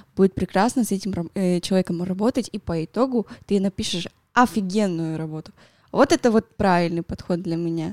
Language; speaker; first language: Russian; non-native, fluent; Spanish